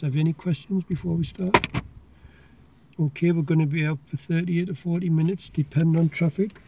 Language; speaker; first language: English; native; English